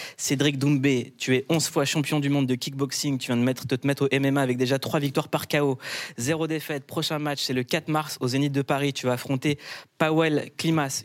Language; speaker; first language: French; native; French